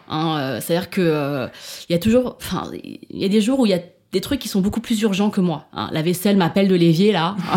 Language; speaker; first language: French; early bilingual, other home language; Chinese